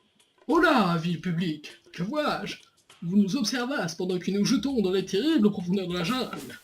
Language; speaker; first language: French; native; French